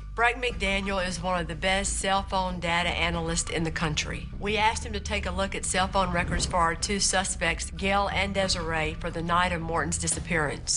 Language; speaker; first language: English; native; English